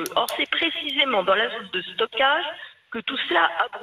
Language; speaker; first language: French; native; French